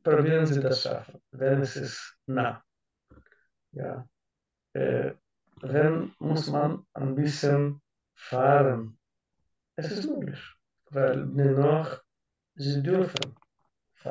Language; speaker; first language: German; non-native, learner; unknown